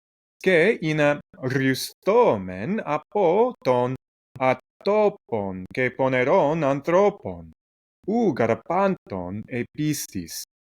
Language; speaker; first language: Greek; non-native, fluent; English